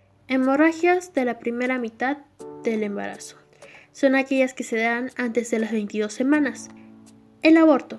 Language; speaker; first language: Spanish; native; Spanish